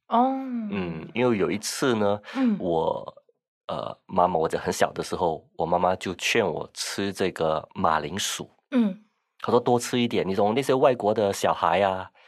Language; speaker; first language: Chinese; non-native, local second language; Min Nan Chinese